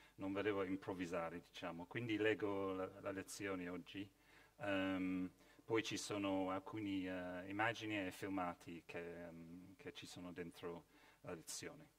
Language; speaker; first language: Italian; non-native, fluent; English